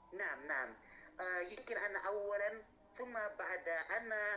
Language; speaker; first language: Arabic; non-native, learner; Indonesian